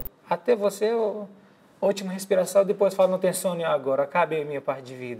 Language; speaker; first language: Portuguese; non-native, learner; Arabic